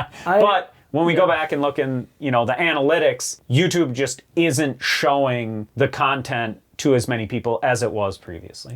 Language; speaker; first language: English; native; English